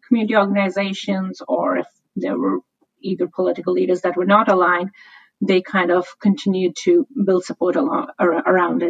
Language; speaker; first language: English; non-native, local second language; Hindi